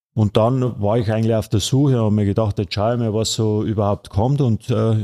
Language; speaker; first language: German; native; German